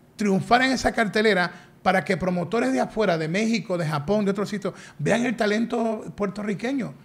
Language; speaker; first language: Spanish; native; Spanish